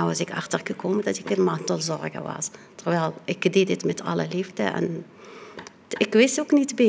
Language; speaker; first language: Dutch; non-native, fluent; Arabic